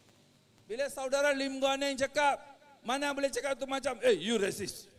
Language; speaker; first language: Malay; non-native, local second language; Tamil